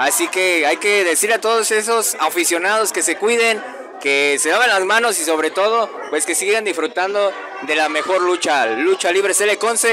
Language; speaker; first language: Spanish; native; Spanish